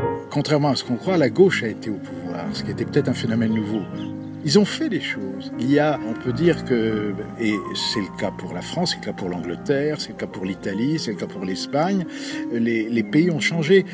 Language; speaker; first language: French; native; French